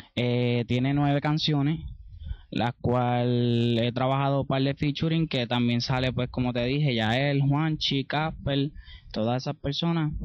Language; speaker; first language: Spanish; native; Spanish